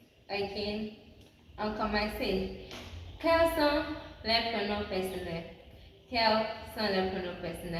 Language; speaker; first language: French; non-native, fluent; English